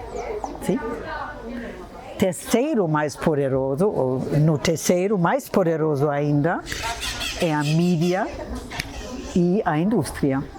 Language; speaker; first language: Portuguese; non-native, fluent; German